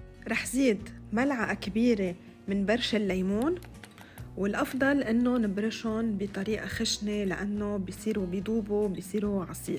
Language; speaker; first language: Arabic; native; Arabic